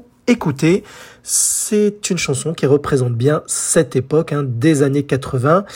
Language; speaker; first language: French; native; French